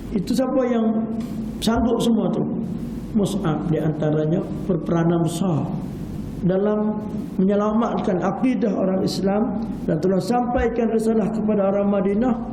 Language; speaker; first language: Malay; early bilingual, heritage; Malay